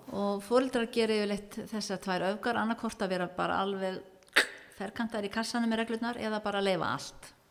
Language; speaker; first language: Icelandic; early bilingual, heritage; Icelandic